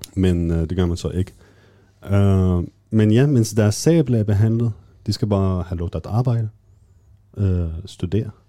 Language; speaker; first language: Danish; non-native, fluent; Arabic